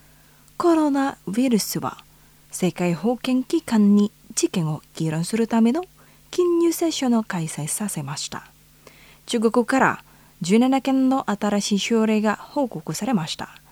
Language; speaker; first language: Japanese; non-native, fluent; Indonesian